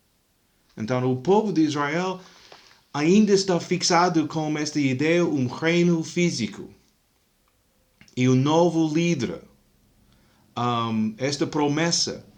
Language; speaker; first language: Portuguese; non-native, fluent; English